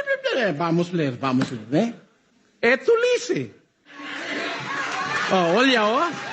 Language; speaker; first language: Portuguese; non-native, learner; Filipino